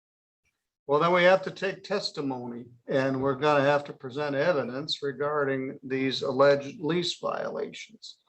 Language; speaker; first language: English; native; English